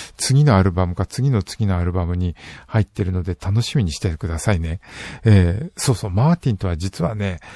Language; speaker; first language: Japanese; native; Japanese